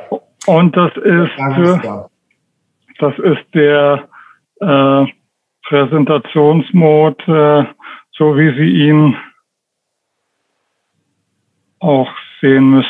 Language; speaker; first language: German; native; German